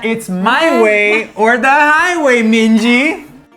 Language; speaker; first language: English; native; English